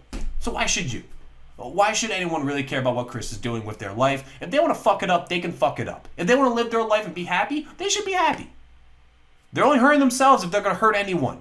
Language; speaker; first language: English; native; English